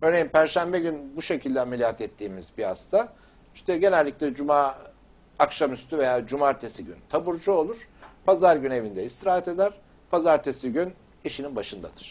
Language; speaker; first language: Turkish; native; Turkish